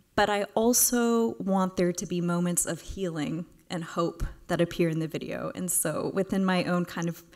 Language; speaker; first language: English; native; English